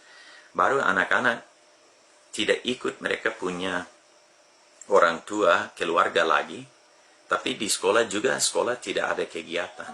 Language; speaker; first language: Indonesian; non-native, fluent; English